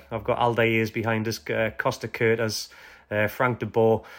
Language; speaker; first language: English; native; English